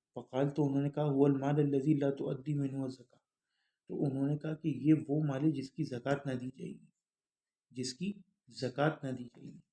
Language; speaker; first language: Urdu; early bilingual, heritage; Urdu